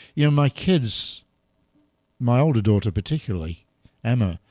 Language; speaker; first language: English; native; English